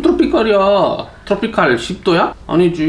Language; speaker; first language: Korean; non-native, learner; Spanish